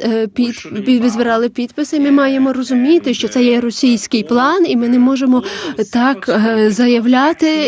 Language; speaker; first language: Ukrainian; non-native, learner; Lithuanian